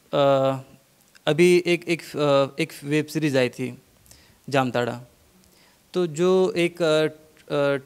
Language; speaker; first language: Hindi; native; Hindi